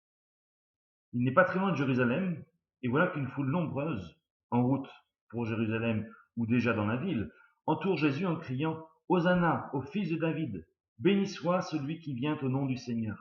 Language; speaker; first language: French; native; French